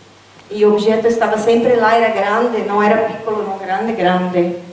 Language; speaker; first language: Italian; non-native, learner; Portuguese